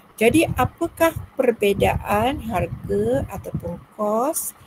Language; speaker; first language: Malay; native; Malay